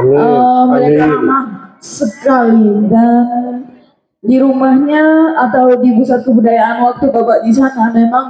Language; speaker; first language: Indonesian; non-native, fluent; Arabic